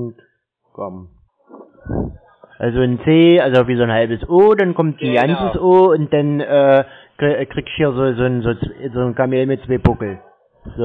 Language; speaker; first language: German; native; German